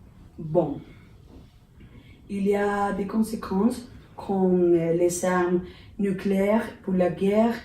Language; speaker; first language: French; non-native, learner; Spanish